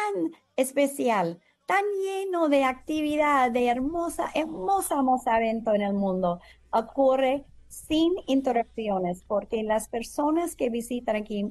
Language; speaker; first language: Spanish; non-native, learner; English